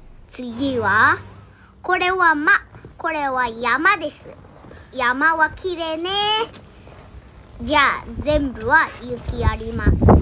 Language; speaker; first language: Japanese; non-native, learner; Indonesian